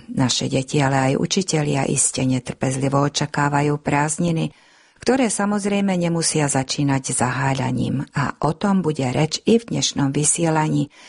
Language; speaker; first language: Slovak; early bilingual, heritage; Slovak